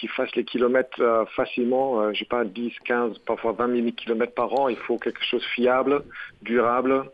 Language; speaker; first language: French; non-native, fluent; German